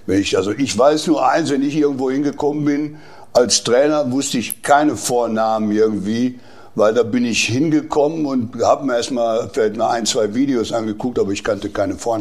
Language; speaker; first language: German; native; German